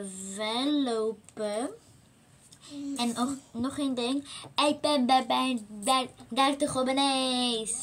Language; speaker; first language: Dutch; early bilingual, other home language; Turkish